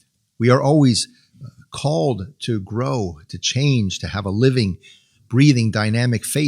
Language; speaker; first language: English; native; English